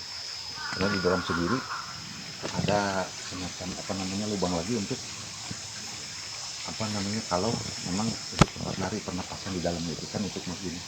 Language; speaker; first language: Indonesian; native; Indonesian